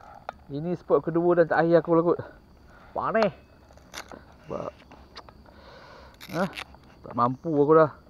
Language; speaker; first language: Malay; native; Malay